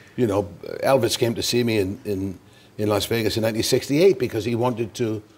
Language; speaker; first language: English; native; English